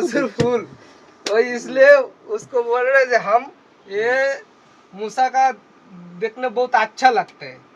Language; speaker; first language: Hindi; non-native, local second language; Bangla